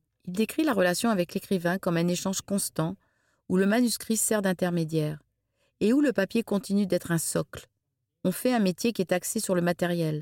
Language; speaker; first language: French; native; French